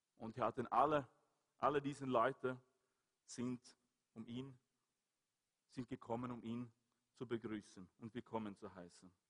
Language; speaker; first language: German; non-native, fluent; Swedish